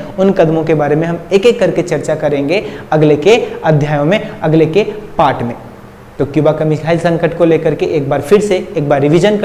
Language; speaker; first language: Hindi; native; Hindi